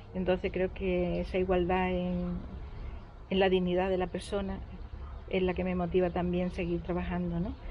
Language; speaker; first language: Spanish; native; Spanish